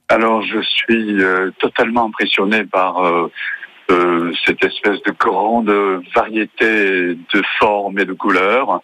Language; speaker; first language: French; non-native, fluent; Japanese